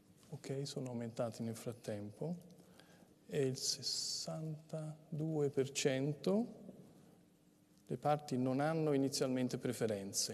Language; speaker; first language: Italian; native; Italian